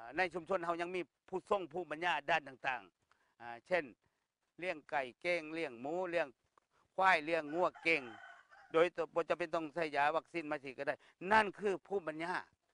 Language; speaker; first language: Thai; native; Thai